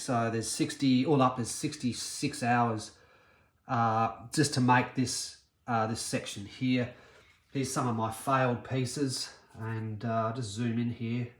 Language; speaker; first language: English; native; English